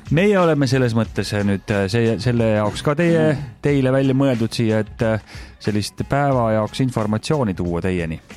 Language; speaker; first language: Estonian; native; Estonian